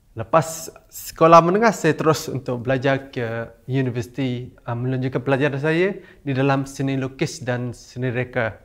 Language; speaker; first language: Malay; non-native, local second language; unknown